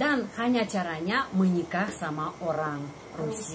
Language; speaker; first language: Indonesian; non-native, fluent; Russian